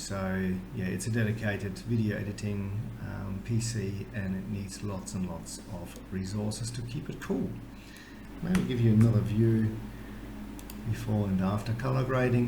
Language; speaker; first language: English; native; English